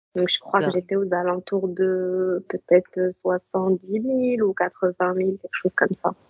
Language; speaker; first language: French; non-native, local second language; Arabic